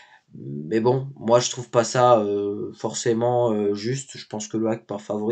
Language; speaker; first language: French; native; French